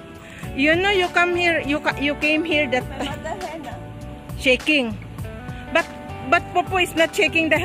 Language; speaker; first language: English; non-native, learner; Filipino